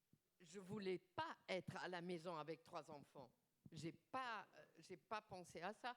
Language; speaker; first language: French; non-native, fluent; German